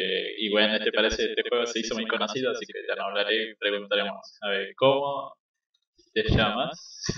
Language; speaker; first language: Spanish; native; Spanish